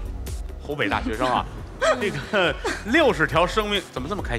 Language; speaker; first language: Chinese; native; Chinese